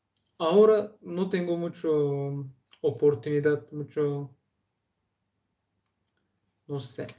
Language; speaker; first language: Spanish; non-native, learner; Turkish